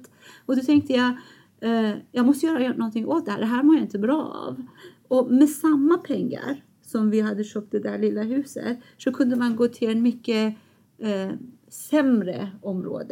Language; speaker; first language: Swedish; non-native, fluent; Persian